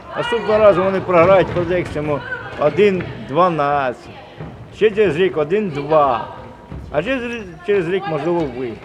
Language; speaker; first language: Ukrainian; non-native, local second language; Russian